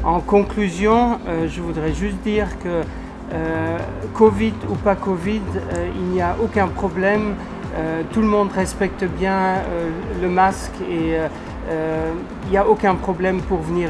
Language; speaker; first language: French; non-native, local second language; Luxembourgish